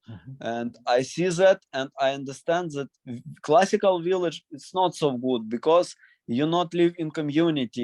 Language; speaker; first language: English; non-native, learner; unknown